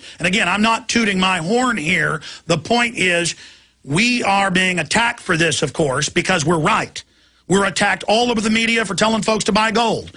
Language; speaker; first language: English; native; English